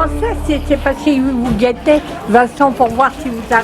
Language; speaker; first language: French; native; French